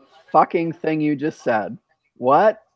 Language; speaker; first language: English; native; English